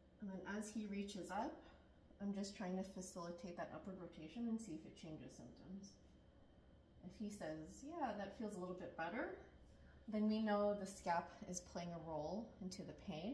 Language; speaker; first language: English; native; English